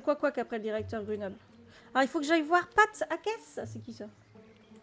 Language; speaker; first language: French; native; French